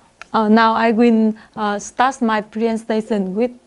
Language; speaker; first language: English; non-native, learner; Vietnamese